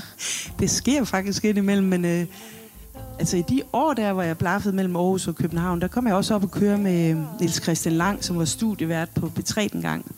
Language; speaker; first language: Danish; native; Danish